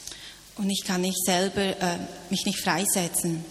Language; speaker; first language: German; non-native, learner; Cantonese